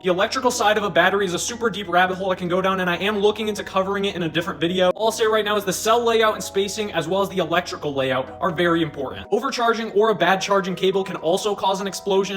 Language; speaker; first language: English; native; English